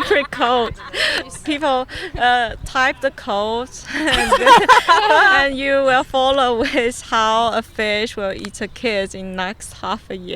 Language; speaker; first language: English; non-native, fluent; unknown